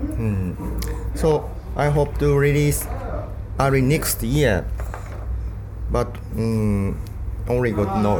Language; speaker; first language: English; non-native, learner; Japanese